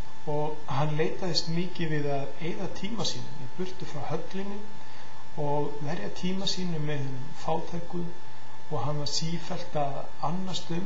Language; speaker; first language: Icelandic; native; Icelandic